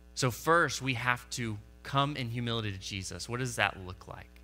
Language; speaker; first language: English; native; English